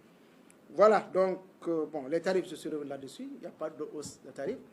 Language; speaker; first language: French; non-native, local second language; Wolof